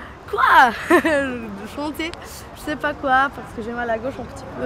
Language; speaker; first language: French; non-native, learner; Macedonian